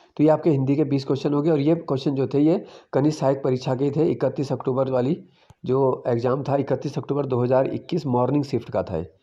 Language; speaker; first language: Hindi; native; Hindi